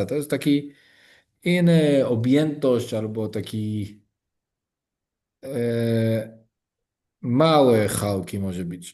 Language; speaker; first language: Polish; non-native, learner; Hebrew